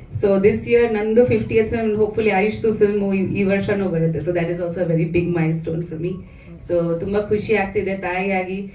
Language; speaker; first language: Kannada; non-native, fluent; Bangla